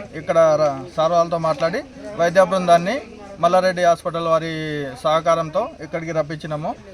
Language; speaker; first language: Telugu; non-native, local second language; Lambadi